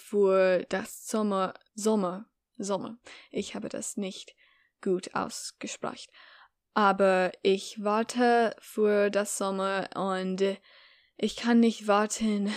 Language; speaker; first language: German; non-native, learner; English